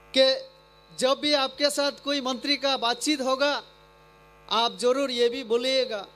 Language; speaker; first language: Hindi; non-native, local second language; Bangla